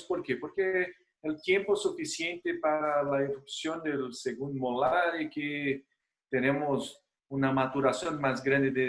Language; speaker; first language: Spanish; non-native, fluent; Portuguese